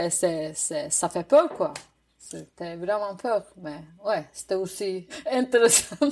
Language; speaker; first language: French; non-native, fluent; Turkish